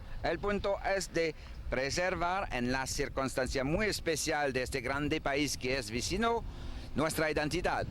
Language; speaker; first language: Spanish; non-native, learner; French